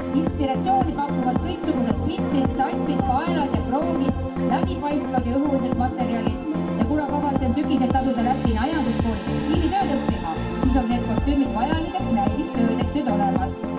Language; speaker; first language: Estonian; native; Estonian